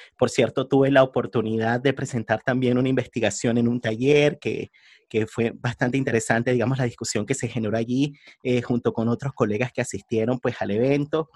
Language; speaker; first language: Spanish; native; Spanish